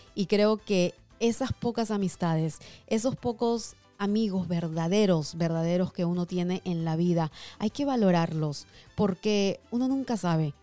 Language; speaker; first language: Spanish; early bilingual, heritage; Spanish